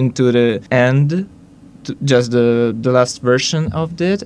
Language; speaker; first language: English; non-native, learner; Hungarian